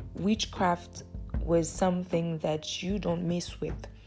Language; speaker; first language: English; early bilingual, other home language; Lingala